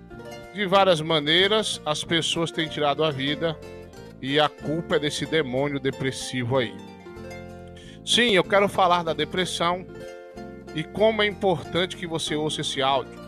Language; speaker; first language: Portuguese; native; Portuguese